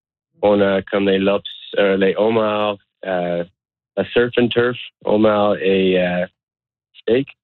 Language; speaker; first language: French; non-native, learner; English